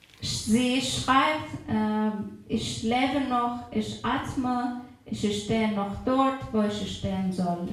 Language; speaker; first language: German; non-native, fluent; Persian